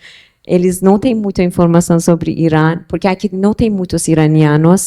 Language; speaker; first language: Portuguese; non-native, fluent; Persian